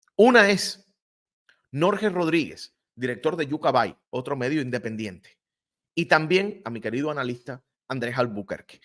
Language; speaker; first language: Spanish; native; Spanish